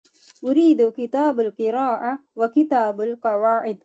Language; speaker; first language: Arabic; non-native, learner; Tamil